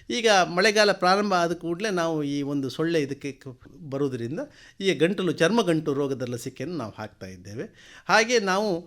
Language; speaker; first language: Kannada; native; Kannada